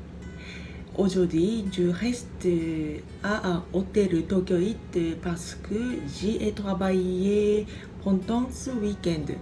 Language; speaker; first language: French; non-native, fluent; Japanese